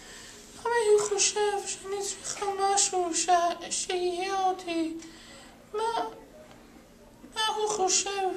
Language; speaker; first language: Hebrew; non-native, learner; English